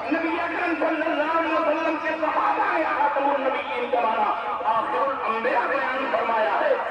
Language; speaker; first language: Urdu; native; Urdu